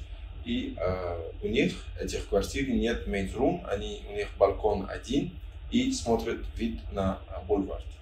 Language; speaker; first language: Russian; non-native, fluent; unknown